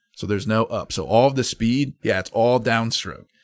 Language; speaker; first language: English; native; English